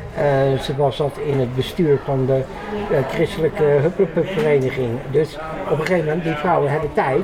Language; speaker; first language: Dutch; native; Dutch